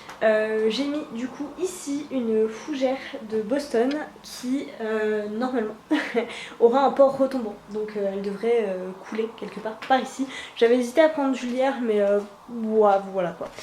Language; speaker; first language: French; native; French